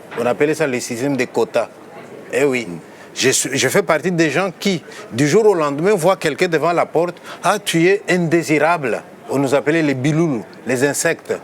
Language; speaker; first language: French; non-native, local second language; Luba-Lulua